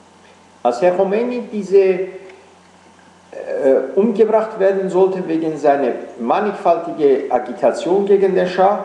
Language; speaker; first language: German; non-native, fluent; Persian